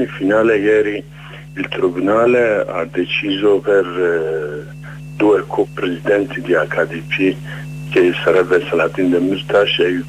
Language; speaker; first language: Italian; non-native, learner; Kurdish